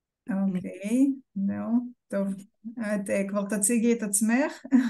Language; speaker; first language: Hebrew; native; Hebrew